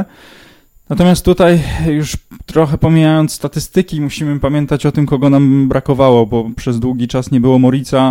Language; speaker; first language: Polish; native; Polish